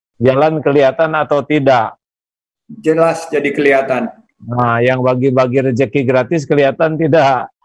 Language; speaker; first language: Indonesian; non-native, local second language; Sundanese